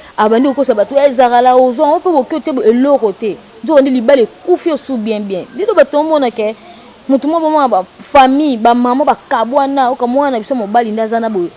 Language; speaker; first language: Lingala; non-native, local second language; Kongo